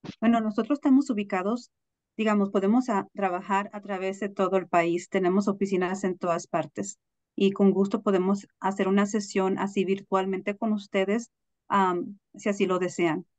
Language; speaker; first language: Spanish; early bilingual, heritage; Spanish